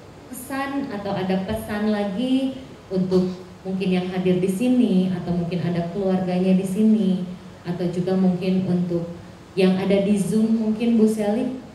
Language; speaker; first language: Indonesian; native; Indonesian